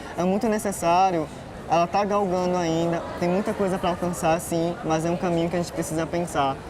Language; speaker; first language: Portuguese; non-native, local second language; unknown